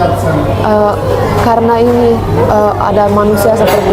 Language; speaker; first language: Indonesian; non-native, fluent; Finnish